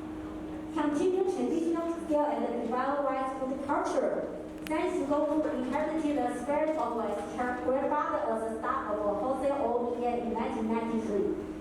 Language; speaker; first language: English; non-native, learner; Chinese